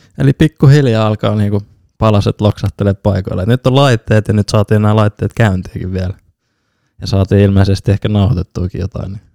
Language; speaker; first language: Finnish; native; Finnish